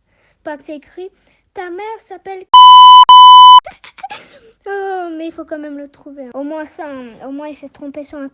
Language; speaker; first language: French; native; French